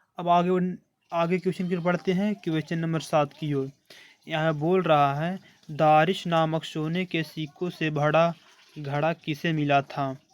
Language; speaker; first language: Hindi; native; Hindi